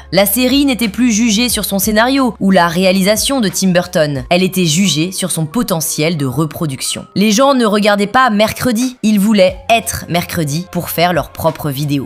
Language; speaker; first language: French; native; French